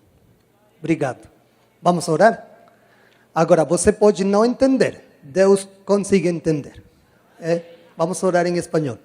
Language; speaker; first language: Portuguese; non-native, learner; Spanish